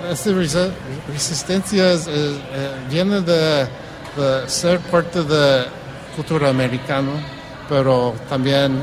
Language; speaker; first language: Spanish; early bilingual, heritage; English